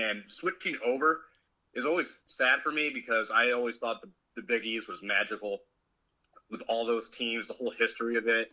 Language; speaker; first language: English; native; English